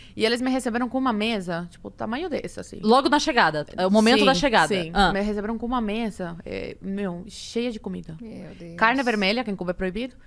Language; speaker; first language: Portuguese; early bilingual, other home language; Spanish